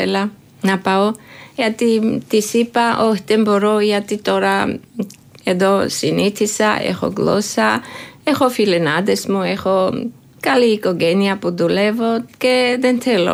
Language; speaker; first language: Greek; non-native, learner; Georgian